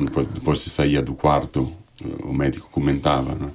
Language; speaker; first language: Portuguese; non-native, fluent; Italian